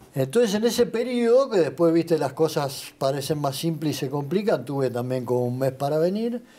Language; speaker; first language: Spanish; native; Spanish